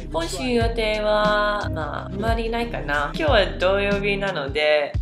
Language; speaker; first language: Japanese; non-native, learner; English